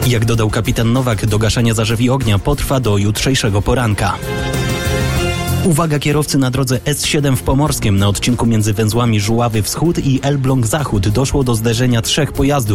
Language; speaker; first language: Polish; native; Polish